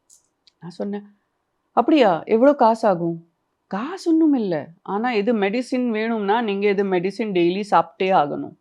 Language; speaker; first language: Tamil; non-native, local second language; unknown